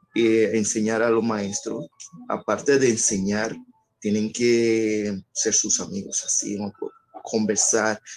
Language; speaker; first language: Spanish; early bilingual, other home language; Haitian Creole